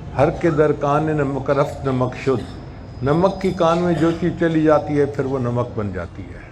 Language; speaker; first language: Urdu; non-native, local second language; Punjabi